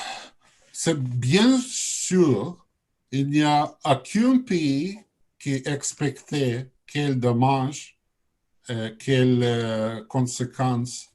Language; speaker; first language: French; non-native, learner; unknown